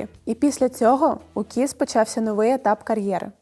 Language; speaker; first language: Ukrainian; native; Ukrainian